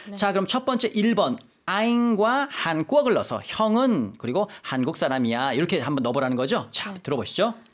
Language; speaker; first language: Korean; native; Korean